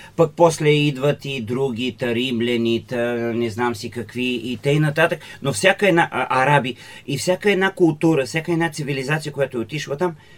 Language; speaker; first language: Bulgarian; native; Bulgarian